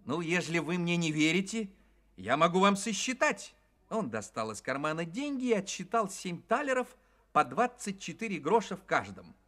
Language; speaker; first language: Russian; native; Russian